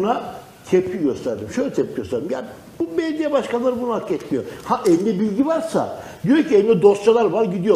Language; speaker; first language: Turkish; native; Turkish